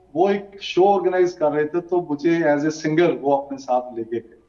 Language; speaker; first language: Hindi; native; Hindi